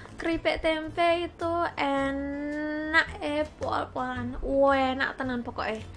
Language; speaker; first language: Indonesian; non-native, fluent; Japanese